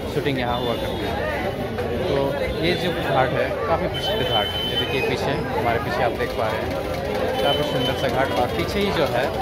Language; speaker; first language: Hindi; native; Hindi